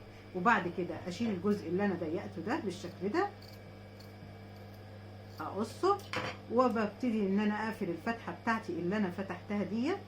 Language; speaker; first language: Arabic; native; Arabic